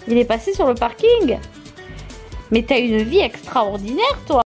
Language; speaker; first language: French; native; French